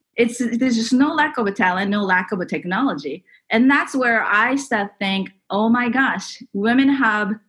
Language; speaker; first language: English; non-native, fluent; Japanese